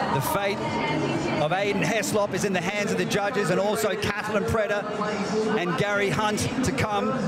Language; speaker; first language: English; native; English